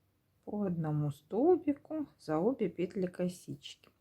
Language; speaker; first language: Russian; native; Russian